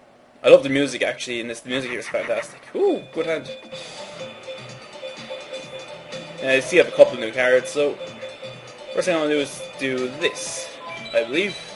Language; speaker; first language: English; native; English